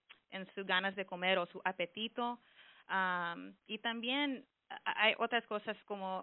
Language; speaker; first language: Spanish; early bilingual, heritage; English